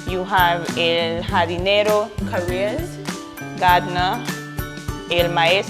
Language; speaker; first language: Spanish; non-native, fluent; English